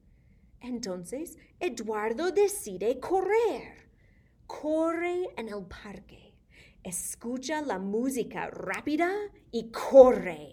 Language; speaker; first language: Spanish; non-native, fluent; English